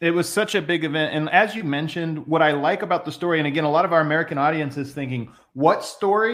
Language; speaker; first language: English; native; English